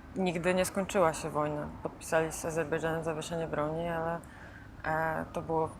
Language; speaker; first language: Polish; native; Polish